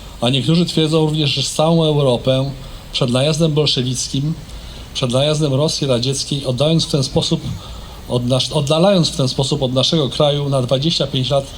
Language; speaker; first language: Polish; native; Polish